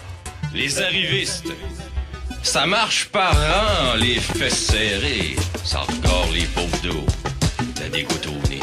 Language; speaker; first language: French; native; French